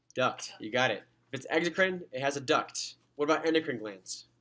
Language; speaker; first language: English; native; English